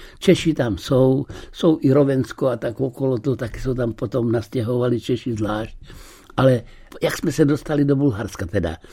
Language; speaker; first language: Czech; early bilingual, heritage; Czech